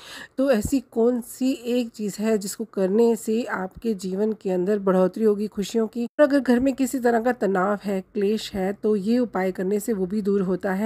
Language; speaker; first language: Hindi; native; Hindi